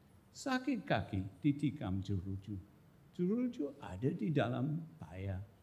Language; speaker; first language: Indonesian; non-native, fluent; English